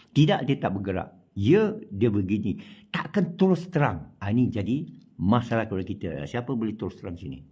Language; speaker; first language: Malay; non-native, local second language; Chinese